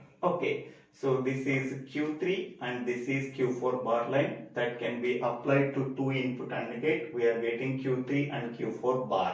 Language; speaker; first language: English; non-native, local second language; Telugu